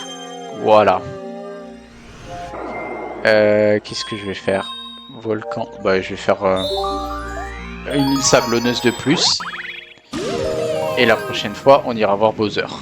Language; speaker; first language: French; native; French